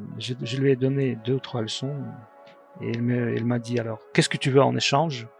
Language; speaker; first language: French; non-native, fluent; Russian